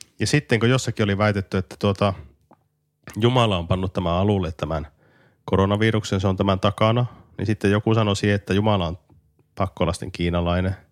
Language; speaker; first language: Finnish; native; Finnish